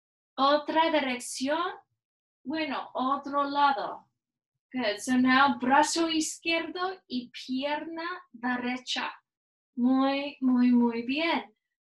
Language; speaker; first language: Spanish; non-native, learner; English